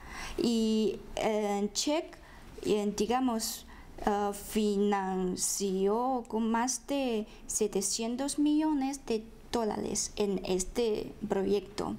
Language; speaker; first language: Spanish; non-native, fluent; Chinese